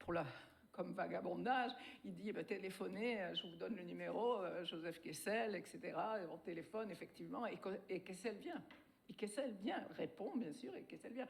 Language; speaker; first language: French; native; French